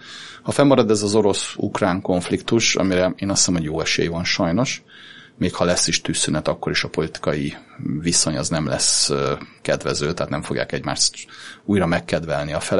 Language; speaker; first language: Hungarian; native; Hungarian